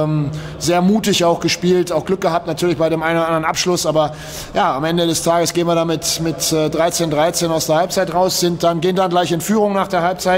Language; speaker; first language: German; native; German